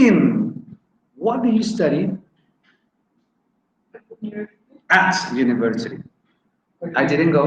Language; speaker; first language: English; non-native, fluent; Spanish